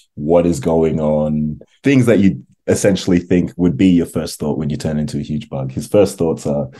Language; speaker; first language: English; native; English